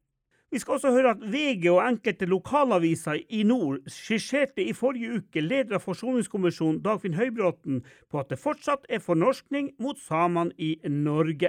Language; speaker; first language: Norwegian; native; Norwegian